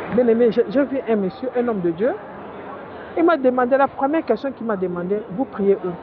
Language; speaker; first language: French; non-native, local second language; Lingala